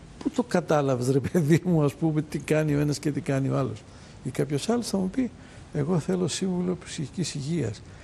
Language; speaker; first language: Greek; native; Greek